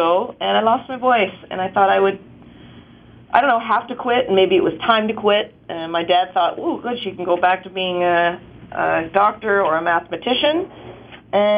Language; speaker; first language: English; native; English